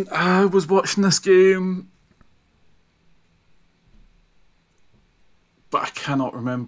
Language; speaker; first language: English; native; English